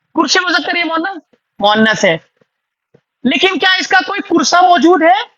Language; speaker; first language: Urdu; native; Urdu